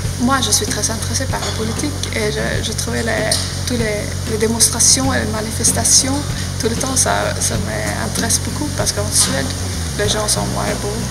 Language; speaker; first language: French; non-native, fluent; Swedish